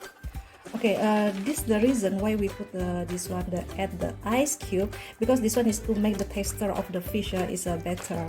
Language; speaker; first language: English; non-native, learner; Indonesian